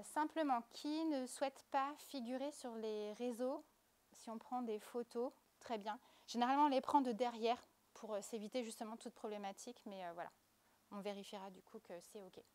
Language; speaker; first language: French; native; French